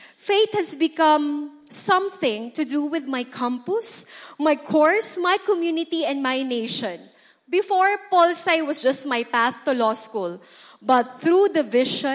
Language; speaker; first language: English; non-native, local second language; Bikol